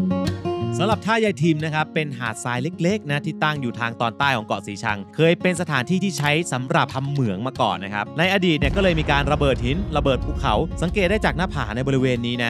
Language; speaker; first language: Thai; native; Thai